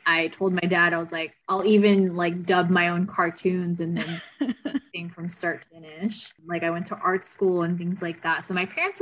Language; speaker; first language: English; non-native, local second language; Filipino